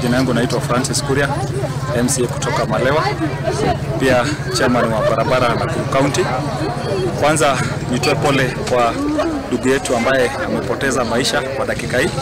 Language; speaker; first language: Swahili; non-native, local second language; Kikuyu